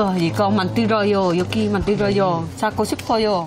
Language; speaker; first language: Korean; non-native, learner; Vietnamese